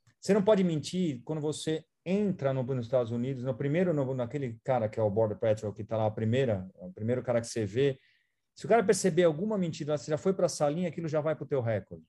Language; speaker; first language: Portuguese; native; Portuguese